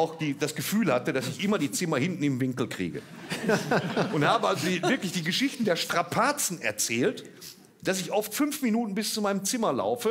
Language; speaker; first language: German; native; German